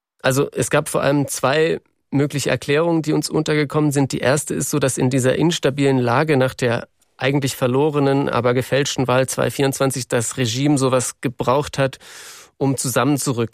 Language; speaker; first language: German; native; German